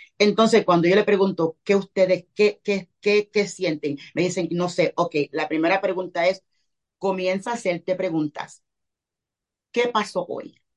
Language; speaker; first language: Spanish; early bilingual, heritage; Spanish